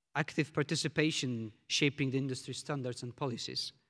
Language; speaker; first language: English; non-native, fluent; Polish